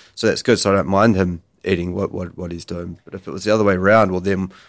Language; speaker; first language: English; native; English